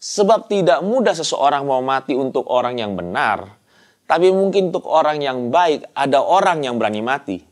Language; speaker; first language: Indonesian; native; Indonesian